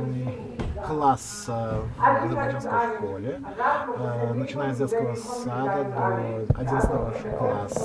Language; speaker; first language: Russian; non-native, local second language; Azerbaijani